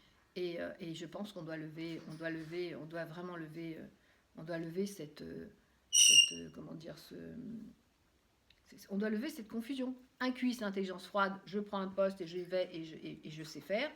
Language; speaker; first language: French; native; French